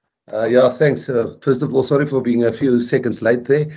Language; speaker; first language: English; non-native, local second language; Afrikaans